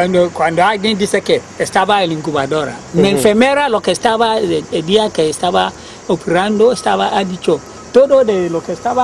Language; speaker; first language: Spanish; non-native, learner; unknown